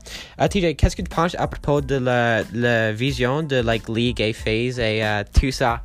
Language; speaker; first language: French; non-native, learner; English